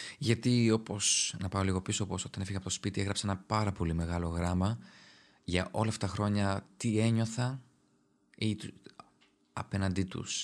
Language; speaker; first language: Greek; early bilingual, other home language; Albanian